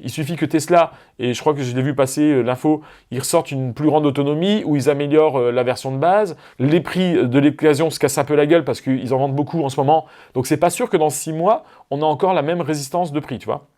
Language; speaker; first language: French; native; French